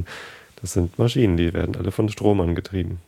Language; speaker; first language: German; native; German